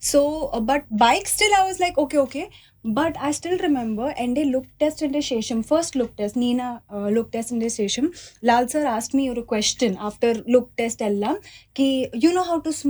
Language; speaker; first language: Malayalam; early bilingual, heritage; Malayalam